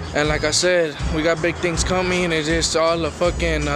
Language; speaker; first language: English; early bilingual, other home language; Spanish